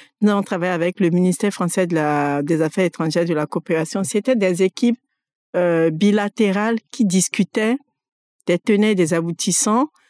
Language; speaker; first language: French; non-native, local second language; Fon